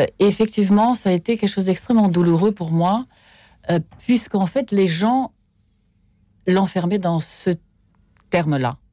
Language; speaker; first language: French; non-native, fluent; Russian